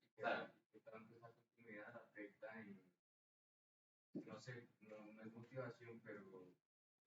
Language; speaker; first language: Spanish; native; Spanish